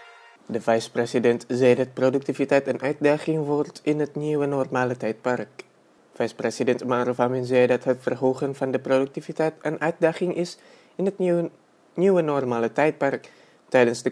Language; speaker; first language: Dutch; non-native, fluent; Indonesian